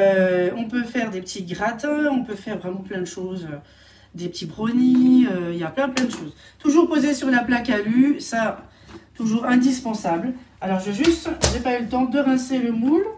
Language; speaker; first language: French; native; French